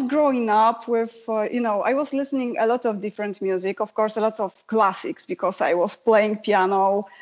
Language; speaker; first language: English; non-native, fluent; Polish